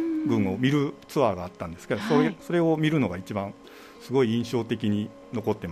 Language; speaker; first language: Japanese; native; Japanese